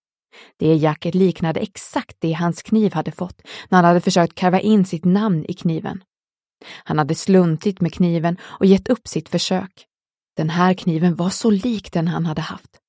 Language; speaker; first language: Swedish; native; Swedish